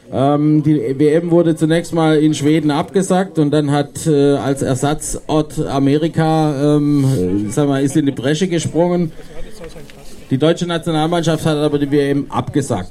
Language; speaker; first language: German; native; German